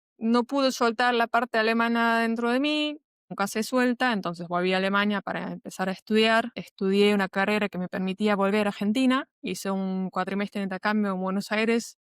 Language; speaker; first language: Spanish; non-native, fluent; German